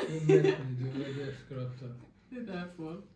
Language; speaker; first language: Swedish; early bilingual, other home language; Turkish